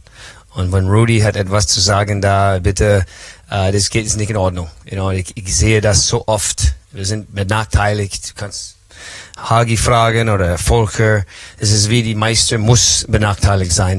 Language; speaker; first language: German; non-native, learner; English